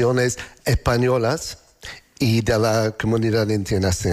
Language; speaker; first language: Spanish; non-native, learner; English